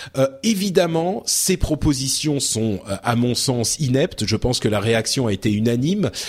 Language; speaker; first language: French; early bilingual, other home language; Arabic